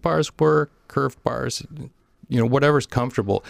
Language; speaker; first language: English; native; English